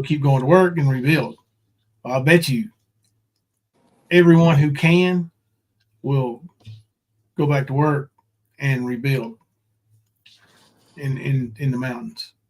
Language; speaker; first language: English; native; English